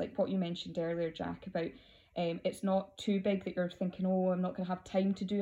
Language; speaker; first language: English; native; English